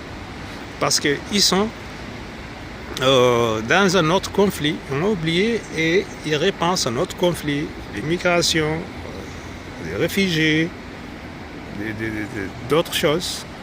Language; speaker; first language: French; non-native, fluent; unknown